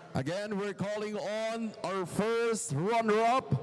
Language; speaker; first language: English; non-native, local second language; Filipino